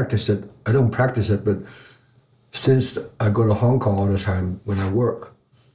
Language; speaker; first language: English; non-native, fluent; Chinese